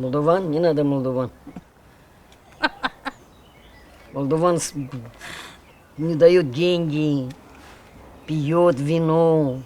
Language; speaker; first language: Russian; non-native, local second language; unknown